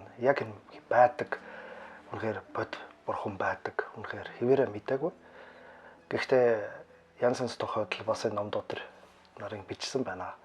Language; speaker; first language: Mongolian; non-native, learner; German